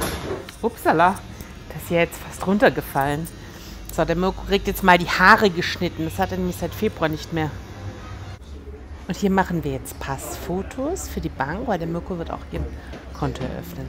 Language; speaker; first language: German; native; German